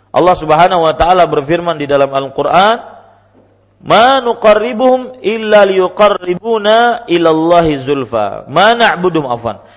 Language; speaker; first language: Indonesian; non-native, local second language; Banjar